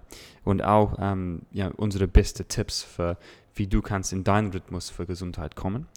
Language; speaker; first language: German; non-native, learner; English